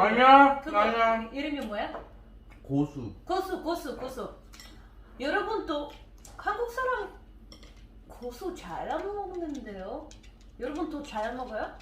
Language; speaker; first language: Korean; non-native, learner; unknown